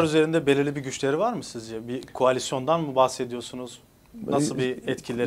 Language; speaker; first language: Turkish; non-native, local second language; Kurdish